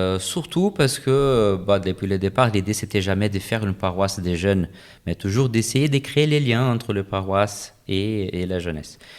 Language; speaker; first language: French; non-native, fluent; Portuguese